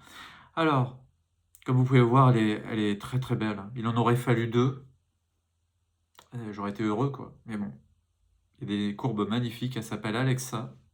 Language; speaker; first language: French; native; French